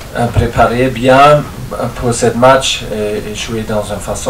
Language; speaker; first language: French; non-native, fluent; German